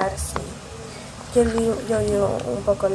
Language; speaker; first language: Spanish; native; Spanish